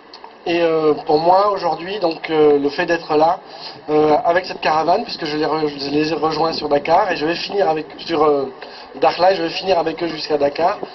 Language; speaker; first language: French; native; French